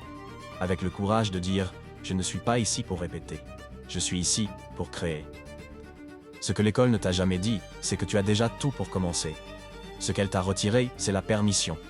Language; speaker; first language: French; native; French